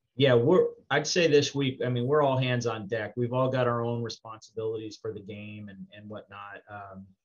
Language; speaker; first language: English; native; English